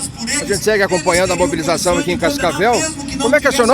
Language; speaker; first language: Portuguese; native; Portuguese